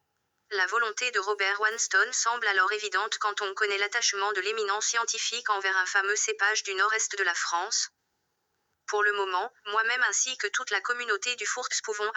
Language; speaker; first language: French; native; French